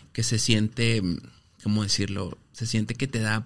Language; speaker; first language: Spanish; native; Spanish